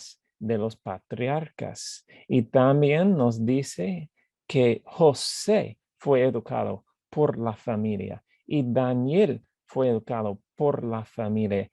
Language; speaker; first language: Spanish; non-native, fluent; English